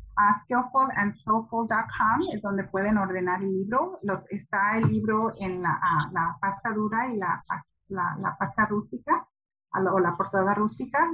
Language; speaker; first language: Spanish; early bilingual, heritage; Spanish